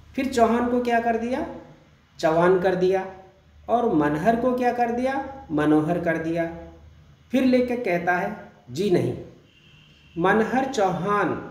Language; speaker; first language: Hindi; native; Hindi